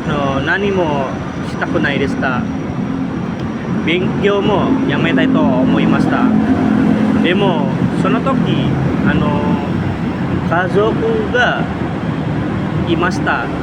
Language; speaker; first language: Japanese; non-native, learner; Indonesian